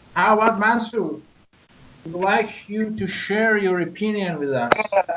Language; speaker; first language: English; non-native, learner; Persian